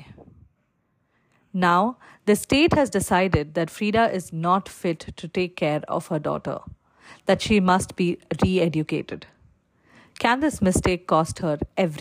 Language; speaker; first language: English; non-native, local second language; Malayalam